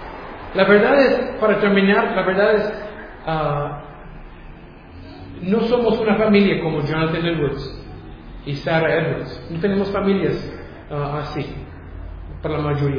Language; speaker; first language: Spanish; non-native, fluent; English